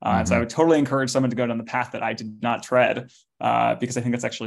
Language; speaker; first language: English; native; English